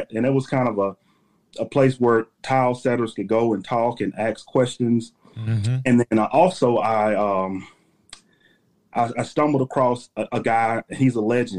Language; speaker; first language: English; native; English